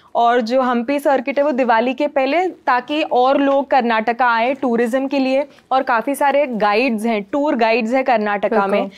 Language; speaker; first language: Hindi; non-native, local second language; Gujarati